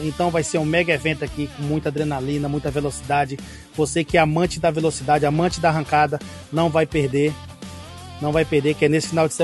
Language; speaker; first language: Portuguese; native; Portuguese